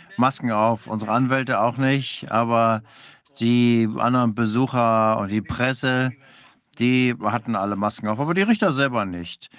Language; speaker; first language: German; non-native, fluent; Danish